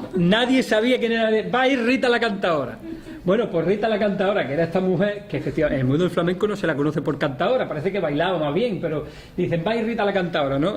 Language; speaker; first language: Spanish; native; Spanish